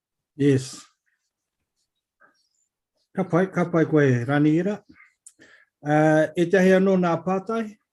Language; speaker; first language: Māori; non-native, local second language; English